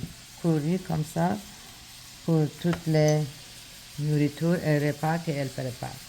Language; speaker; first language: French; non-native, learner; Persian